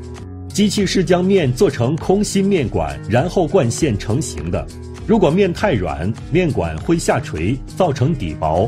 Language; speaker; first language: Chinese; native; Chinese